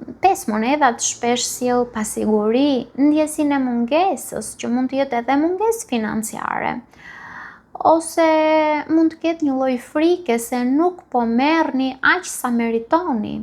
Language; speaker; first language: Albanian; native; Albanian